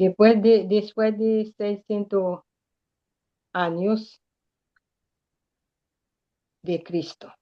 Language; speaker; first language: Spanish; non-native, learner; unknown